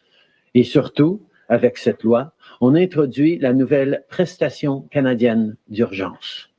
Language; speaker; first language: French; native; French